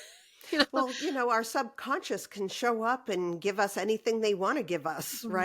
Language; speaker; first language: English; native; English